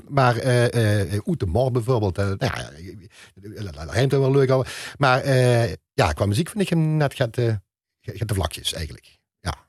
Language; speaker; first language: Dutch; native; Dutch